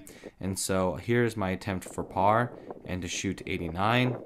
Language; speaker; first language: English; native; English